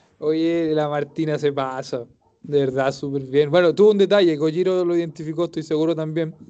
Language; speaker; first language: Spanish; native; Spanish